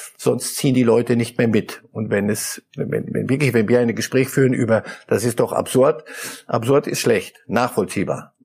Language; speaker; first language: German; early bilingual, other home language; Polish